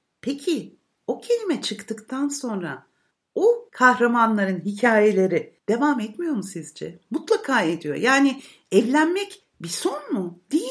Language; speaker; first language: Turkish; native; Turkish